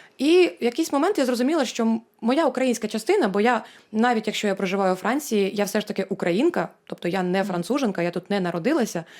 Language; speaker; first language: Ukrainian; non-native, local second language; Russian